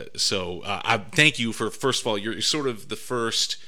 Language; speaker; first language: English; native; English